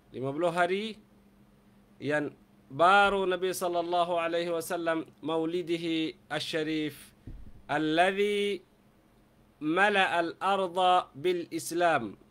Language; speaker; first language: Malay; non-native, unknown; Arabic